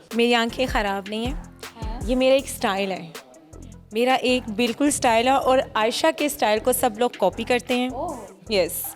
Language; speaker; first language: Urdu; non-native, local second language; Punjabi